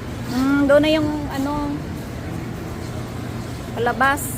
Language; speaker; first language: Filipino; non-native, local second language; Hiligaynon